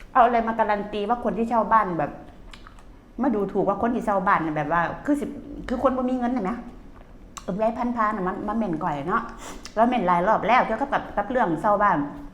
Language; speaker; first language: Thai; native; Thai